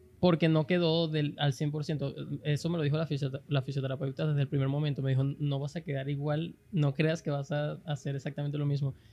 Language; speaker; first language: Spanish; native; Spanish